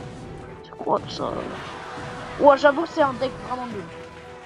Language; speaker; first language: French; native; French